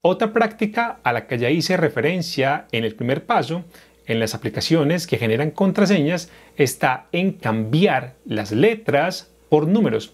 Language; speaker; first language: Spanish; native; Spanish